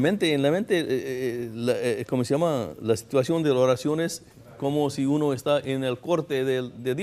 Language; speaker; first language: Spanish; non-native, fluent; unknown